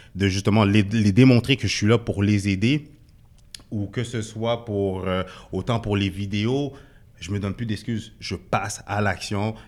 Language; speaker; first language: French; native; French